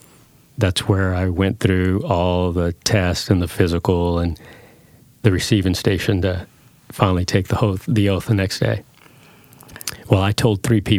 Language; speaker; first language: English; early bilingual, other home language; Spanish